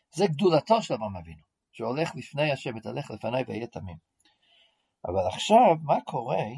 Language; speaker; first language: Hebrew; non-native, fluent; English